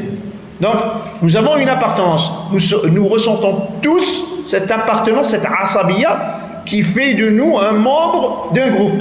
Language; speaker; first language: French; non-native, local second language; Arabic